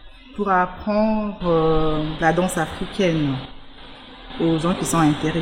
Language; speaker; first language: French; non-native, local second language; Luba-Lulua